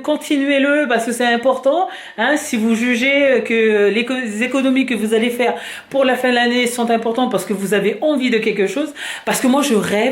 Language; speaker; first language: French; native; French